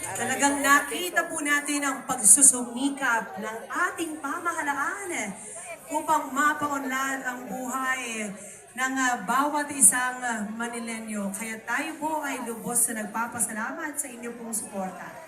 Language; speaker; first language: Filipino; native; Filipino